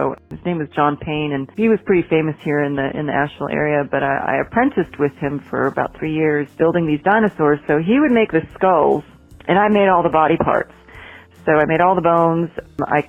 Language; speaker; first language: English; native; English